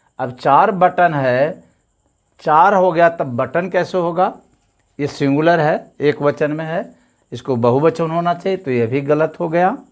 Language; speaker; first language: Hindi; native; Hindi